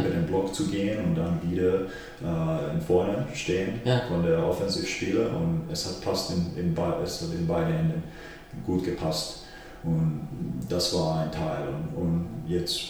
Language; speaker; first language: German; non-native, fluent; Finnish